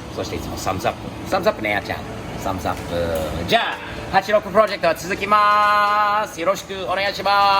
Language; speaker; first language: Japanese; non-native, fluent; English